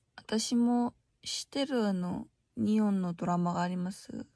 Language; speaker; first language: Japanese; non-native, learner; Korean